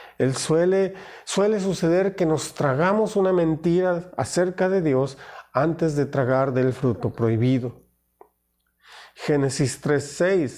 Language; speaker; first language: Spanish; native; Spanish